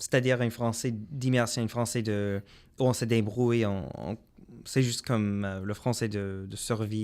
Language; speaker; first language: French; non-native, local second language; English